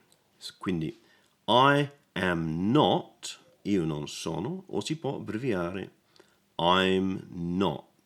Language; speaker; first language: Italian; non-native, learner; English